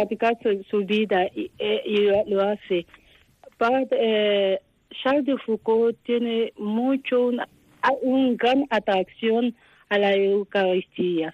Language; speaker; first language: Spanish; non-native, learner; French